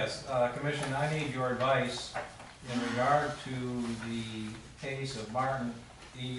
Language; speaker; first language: English; native; English